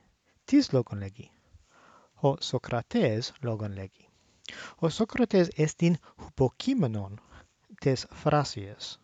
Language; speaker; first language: Greek; non-native, learner; English